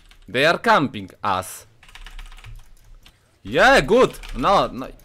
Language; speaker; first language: English; non-native, learner; Polish